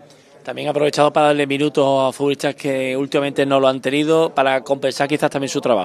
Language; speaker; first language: Spanish; native; Spanish